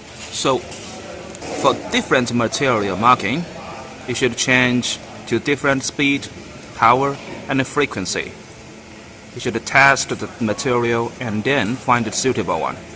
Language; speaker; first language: English; non-native, learner; Chinese